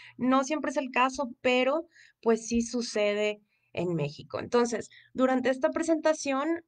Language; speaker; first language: Spanish; native; Spanish